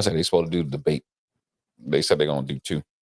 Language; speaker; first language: English; native; English